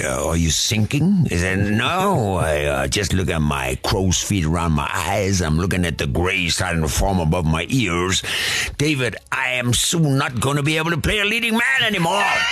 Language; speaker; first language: English; native; English